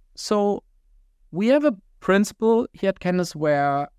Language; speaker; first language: English; non-native, fluent; German